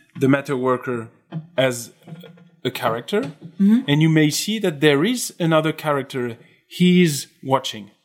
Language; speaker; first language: English; non-native, fluent; French